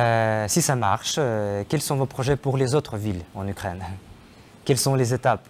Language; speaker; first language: French; non-native, fluent; Ukrainian